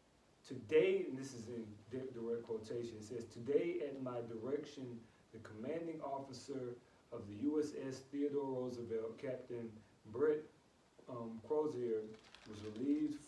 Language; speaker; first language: English; native; English